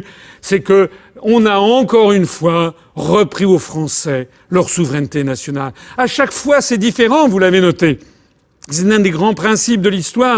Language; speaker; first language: French; native; French